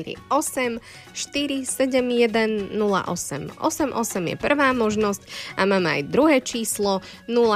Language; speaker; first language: Slovak; native; Slovak